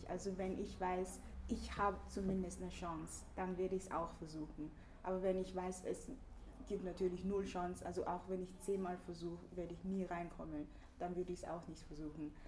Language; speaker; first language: German; early bilingual, other home language; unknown